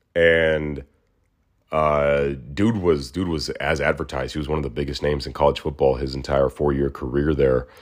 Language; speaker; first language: English; native; English